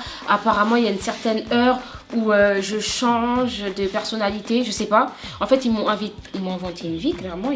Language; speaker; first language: French; native; French